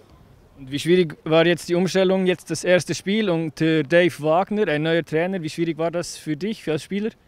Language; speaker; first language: German; native; German